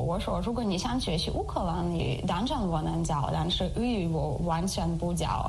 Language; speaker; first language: Chinese; non-native, learner; Ukrainian